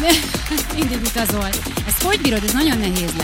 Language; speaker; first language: Hungarian; native; Hungarian